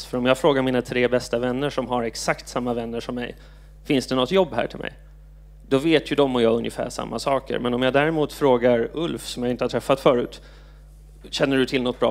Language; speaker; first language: Swedish; native; Swedish